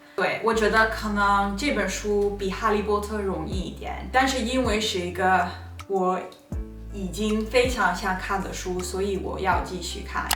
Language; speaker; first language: Chinese; non-native, learner; Spanish